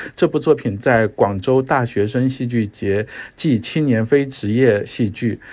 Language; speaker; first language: Chinese; native; Chinese